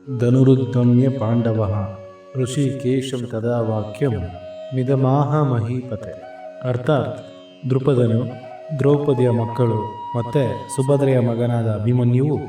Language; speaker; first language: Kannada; native; Kannada